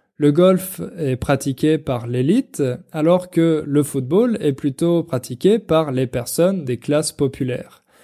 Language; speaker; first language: French; native; French